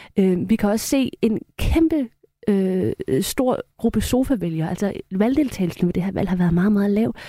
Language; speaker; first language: Danish; native; Danish